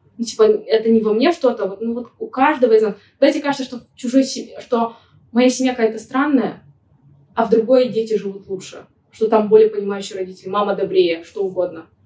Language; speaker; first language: Russian; native; Russian